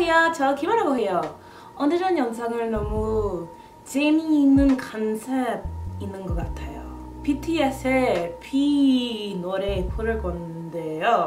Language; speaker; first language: Korean; non-native, learner; English